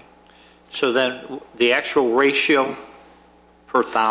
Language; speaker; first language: English; native; English